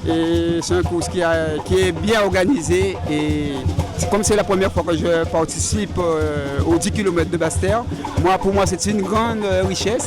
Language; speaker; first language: French; non-native, learner; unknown